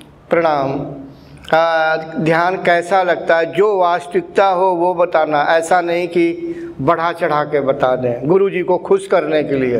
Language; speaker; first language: Hindi; native; Hindi